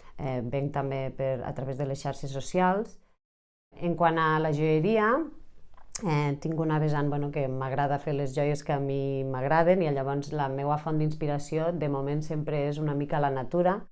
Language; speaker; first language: Catalan; native; Catalan